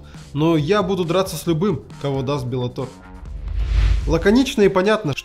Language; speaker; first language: Russian; native; Russian